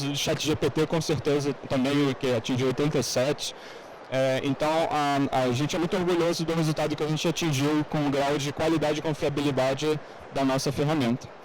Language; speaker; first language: Portuguese; native; Portuguese